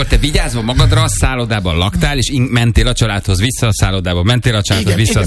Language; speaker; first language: Hungarian; native; Hungarian